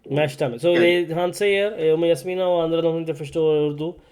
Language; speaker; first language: Swedish; non-native, learner; Urdu